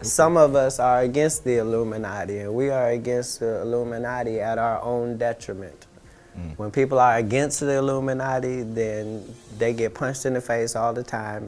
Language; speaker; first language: English; native; English